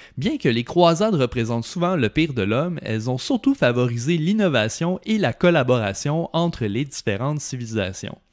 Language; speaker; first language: French; native; French